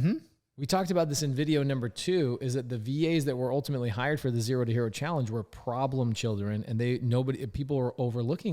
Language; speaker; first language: English; native; English